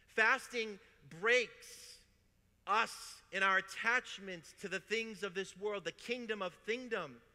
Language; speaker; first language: English; native; English